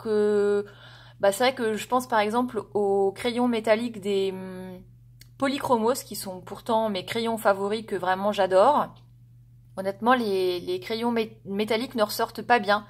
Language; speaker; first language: French; native; French